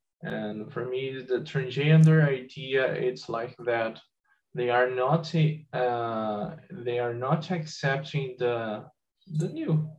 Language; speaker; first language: English; non-native, learner; Portuguese